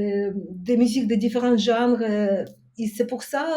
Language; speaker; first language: French; non-native, fluent; Ukrainian